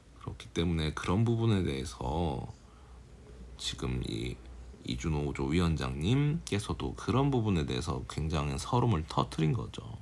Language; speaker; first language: Korean; native; Korean